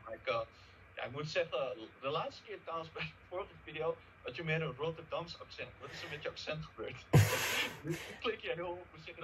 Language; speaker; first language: Dutch; native; Dutch